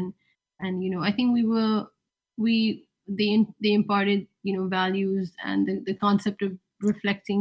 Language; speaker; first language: English; non-native, local second language; Hindi